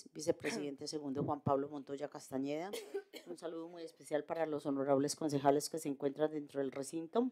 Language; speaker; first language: Spanish; native; Spanish